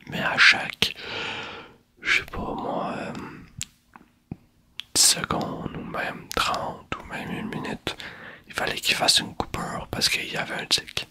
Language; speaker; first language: French; native; French